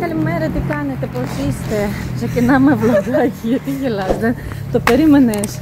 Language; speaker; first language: Greek; native; Greek